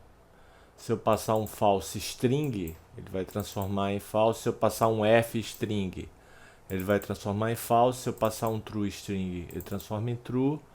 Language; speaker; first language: Portuguese; native; Portuguese